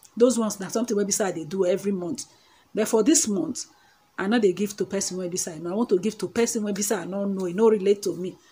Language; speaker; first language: Nigerian Pidgin; non-native, local second language; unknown